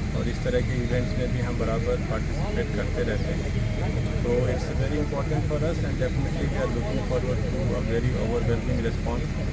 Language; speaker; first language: Hindi; native; Hindi